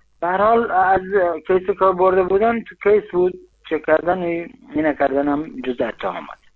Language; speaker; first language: Persian; non-native, local second language; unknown